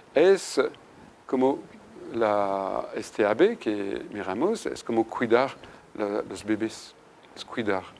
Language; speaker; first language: Spanish; non-native, fluent; French